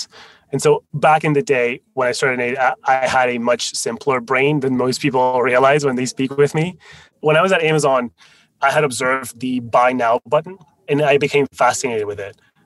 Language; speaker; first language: English; non-native, fluent; Spanish